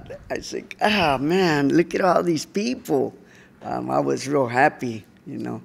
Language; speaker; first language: English; early bilingual, other home language; Spanish